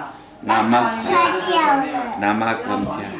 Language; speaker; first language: Chinese; non-native, local second language; Min Nan Chinese